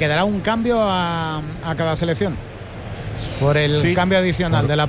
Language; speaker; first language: Spanish; native; Spanish